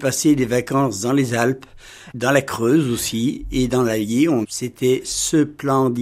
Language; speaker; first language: French; native; French